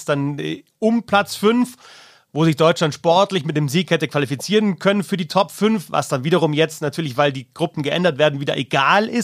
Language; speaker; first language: German; native; German